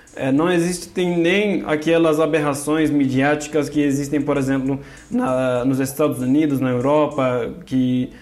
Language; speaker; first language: Portuguese; non-native, fluent; Turkish